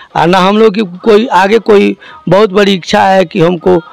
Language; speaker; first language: Hindi; native; Hindi